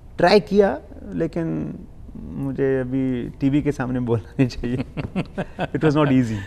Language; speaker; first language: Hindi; early bilingual, heritage; Punjabi